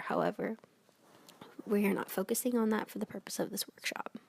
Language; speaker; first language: English; native; English